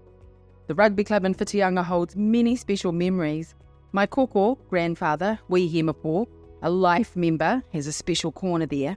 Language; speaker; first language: English; native; English